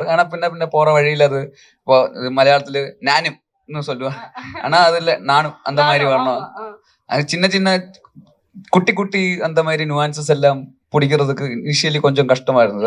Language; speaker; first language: Tamil; non-native, local second language; Malayalam